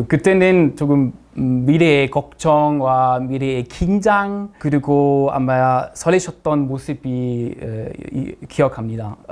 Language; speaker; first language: Korean; non-native, fluent; German